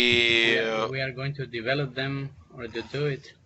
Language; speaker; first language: English; non-native, learner; Spanish